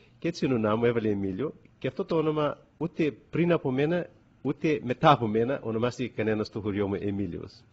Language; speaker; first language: Greek; early bilingual, other home language; English